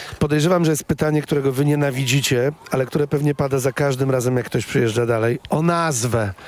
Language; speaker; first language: Polish; native; Polish